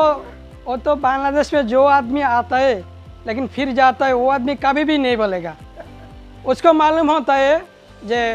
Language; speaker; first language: Hindi; non-native, learner; Bangla